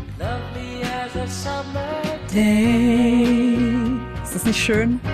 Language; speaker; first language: German; native; German